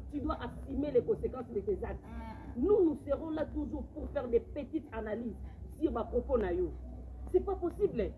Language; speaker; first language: French; non-native, local second language; Lingala